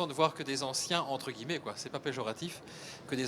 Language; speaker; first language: French; native; French